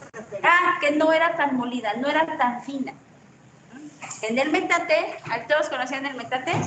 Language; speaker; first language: Spanish; native; Spanish